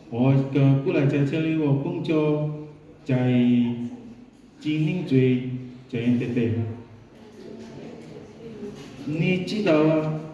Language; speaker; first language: Chinese; non-native, learner; Indonesian